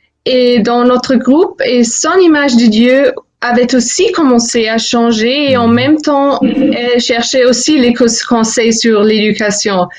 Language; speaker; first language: French; non-native, fluent; German